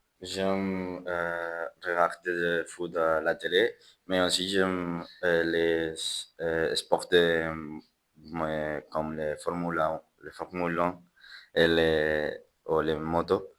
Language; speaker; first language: French; non-native, learner; Spanish